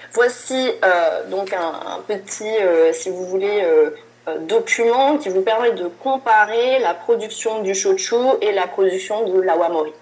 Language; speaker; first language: French; native; French